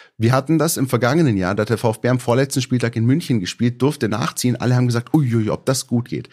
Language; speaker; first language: German; native; German